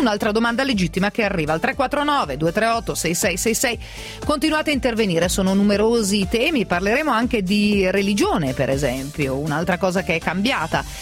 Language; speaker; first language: Italian; native; Italian